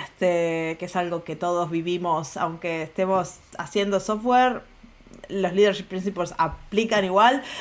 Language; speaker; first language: Spanish; native; Spanish